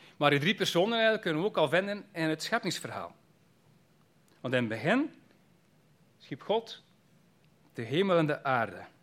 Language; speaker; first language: Dutch; native; Dutch